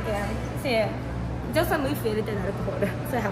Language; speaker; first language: Spanish; non-native, learner; Japanese